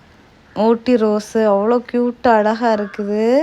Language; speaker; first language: Tamil; native; Tamil